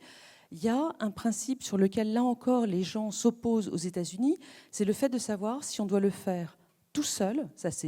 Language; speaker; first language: French; native; French